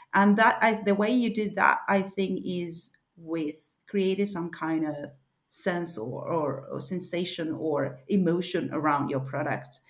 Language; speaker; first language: English; non-native, fluent; Spanish